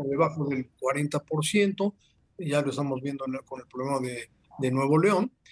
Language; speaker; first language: Spanish; native; Spanish